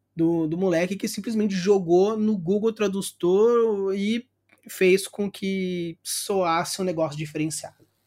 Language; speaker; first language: Portuguese; native; Portuguese